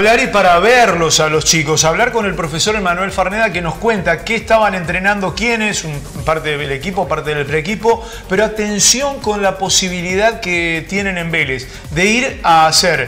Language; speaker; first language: Spanish; native; Spanish